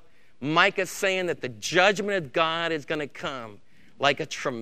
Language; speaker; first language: English; native; English